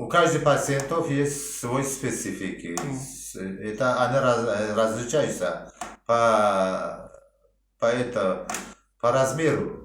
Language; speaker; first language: Russian; non-native, local second language; Uzbek